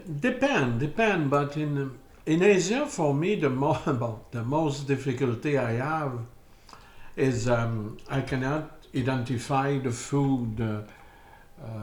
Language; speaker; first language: English; non-native, learner; French